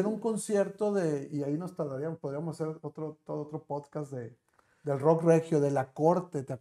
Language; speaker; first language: Spanish; native; Spanish